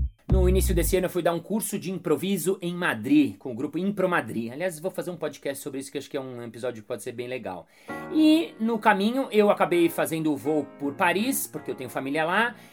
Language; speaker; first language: Portuguese; native; Portuguese